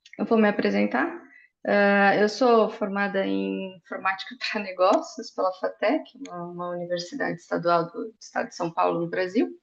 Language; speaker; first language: Portuguese; native; Portuguese